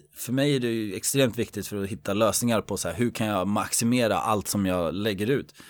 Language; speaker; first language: Swedish; native; Swedish